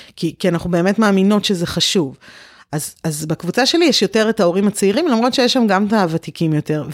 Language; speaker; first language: Hebrew; early bilingual, other home language; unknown